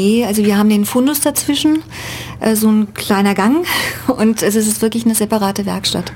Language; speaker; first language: German; native; German